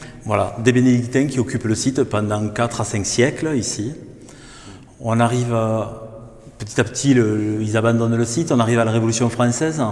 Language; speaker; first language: French; native; French